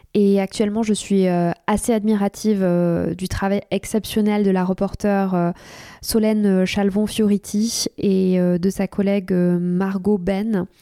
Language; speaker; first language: French; native; French